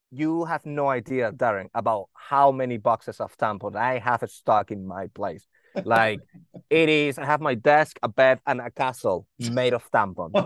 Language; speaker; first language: English; non-native, fluent; Spanish